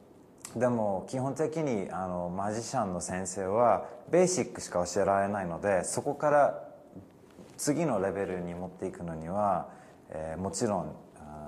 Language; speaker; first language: Japanese; early bilingual, heritage; English